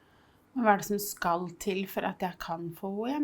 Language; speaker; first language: Norwegian; native; Norwegian